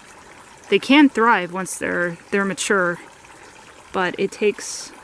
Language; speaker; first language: English; native; English